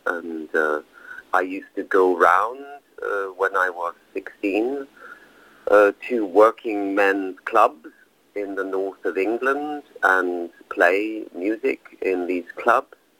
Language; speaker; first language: English; native; English